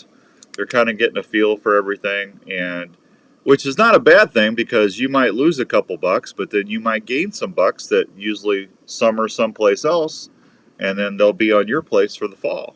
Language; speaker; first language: English; native; English